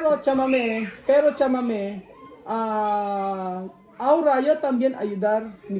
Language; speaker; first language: Spanish; non-native, learner; Filipino